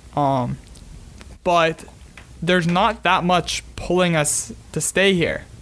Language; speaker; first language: English; native; English